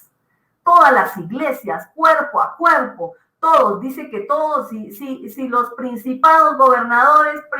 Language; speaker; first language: Spanish; native; Spanish